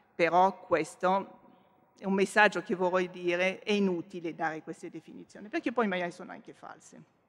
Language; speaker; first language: Italian; non-native, fluent; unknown